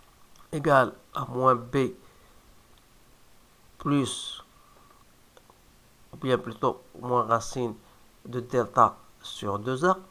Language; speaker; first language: French; non-native, local second language; Arabic